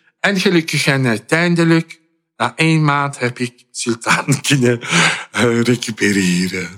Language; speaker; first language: Dutch; non-native, fluent; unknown